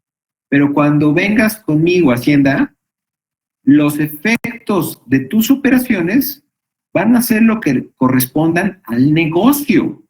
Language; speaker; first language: Spanish; native; Spanish